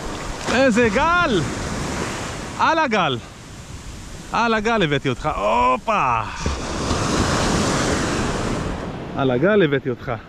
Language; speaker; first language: Hebrew; native; Hebrew